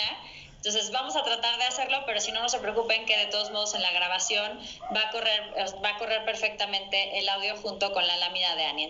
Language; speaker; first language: Spanish; native; Spanish